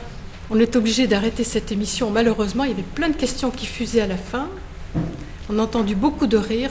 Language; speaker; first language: French; native; French